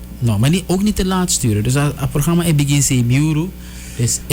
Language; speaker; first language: Dutch; native; Dutch